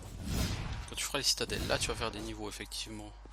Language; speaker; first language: French; native; French